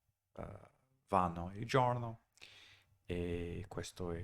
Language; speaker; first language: Italian; non-native, learner; English